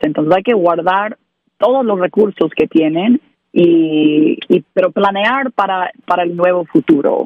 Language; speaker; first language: Spanish; non-native, learner; English